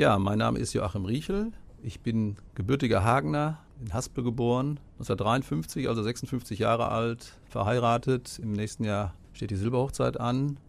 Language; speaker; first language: German; native; German